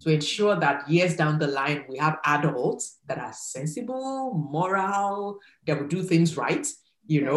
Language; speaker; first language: English; non-native, local second language; Yoruba